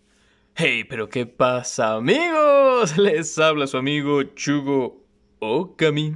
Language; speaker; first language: Spanish; native; Spanish